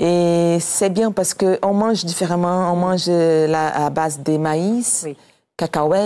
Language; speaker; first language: French; non-native, fluent; Portuguese